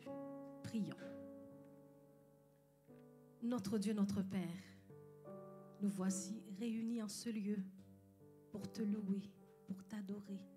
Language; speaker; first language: French; native; French